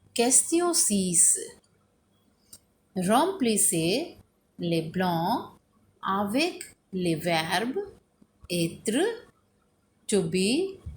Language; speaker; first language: French; non-native, fluent; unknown